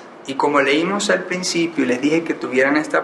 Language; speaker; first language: Spanish; native; Spanish